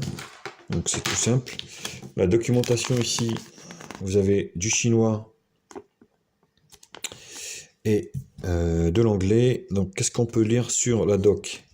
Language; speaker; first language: French; native; French